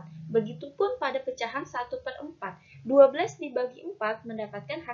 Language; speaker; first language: Indonesian; native; Indonesian